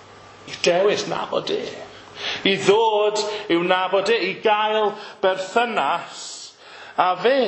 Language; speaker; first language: Welsh; native; Welsh